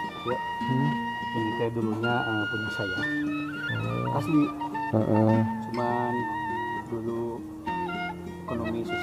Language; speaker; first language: Indonesian; non-native, local second language; Sundanese